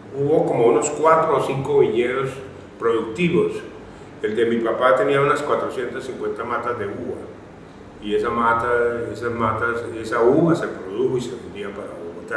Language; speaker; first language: Spanish; native; Spanish